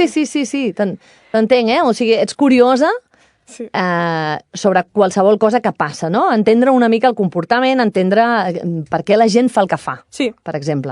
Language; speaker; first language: Catalan; native; Catalan